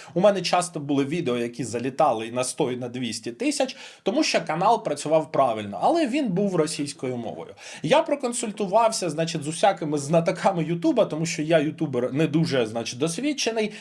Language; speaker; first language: Ukrainian; non-native, local second language; Russian